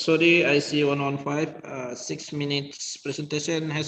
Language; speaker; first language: English; non-native, learner; Indonesian